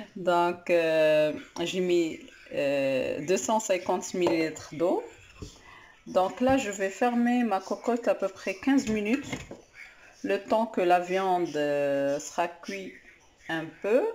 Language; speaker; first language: French; non-native, local second language; Arabic